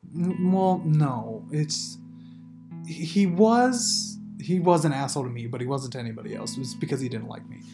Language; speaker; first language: English; native; English